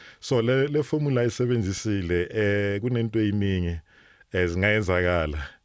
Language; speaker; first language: Zulu; non-native, local second language; Northern Sotho